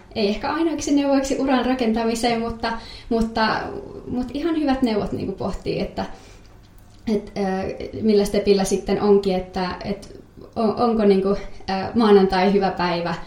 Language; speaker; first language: Finnish; native; Finnish